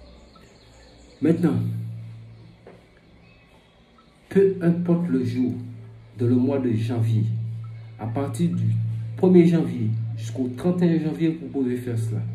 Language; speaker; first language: French; non-native, local second language; Fon